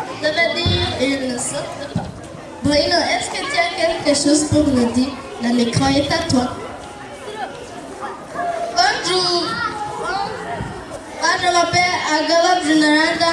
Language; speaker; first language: French; non-native, learner; Kinyarwanda